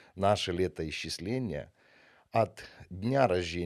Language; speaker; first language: Russian; non-native, local second language; Ukrainian